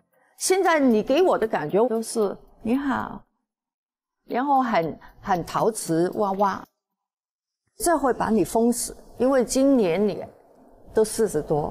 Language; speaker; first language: Chinese; non-native, local second language; Cantonese